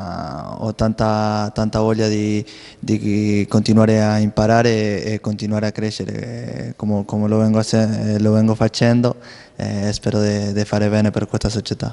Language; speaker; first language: Italian; non-native, learner; Spanish